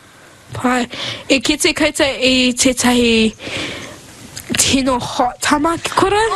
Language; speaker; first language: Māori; non-native, learner; English